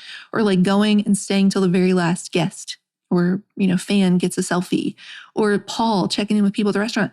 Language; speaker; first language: English; native; English